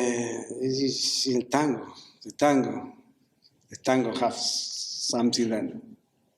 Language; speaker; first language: English; non-native, learner; Spanish